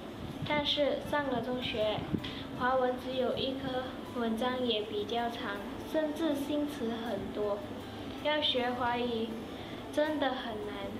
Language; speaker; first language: Chinese; non-native, local second language; Malay